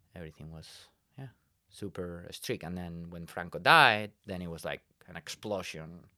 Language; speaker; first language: English; non-native, fluent; Spanish